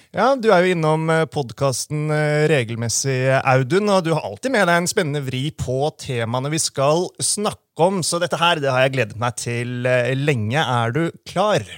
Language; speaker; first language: Norwegian; native; Norwegian